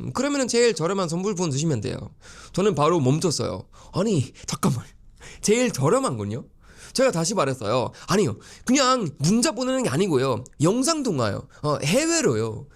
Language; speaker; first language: Korean; non-native, fluent; Swedish